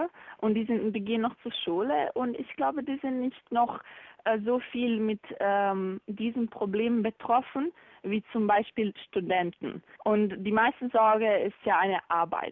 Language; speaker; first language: German; non-native, fluent; Bosnian